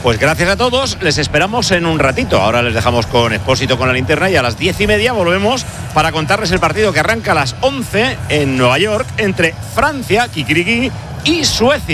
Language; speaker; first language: Spanish; native; Spanish